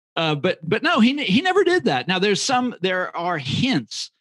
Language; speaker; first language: English; native; English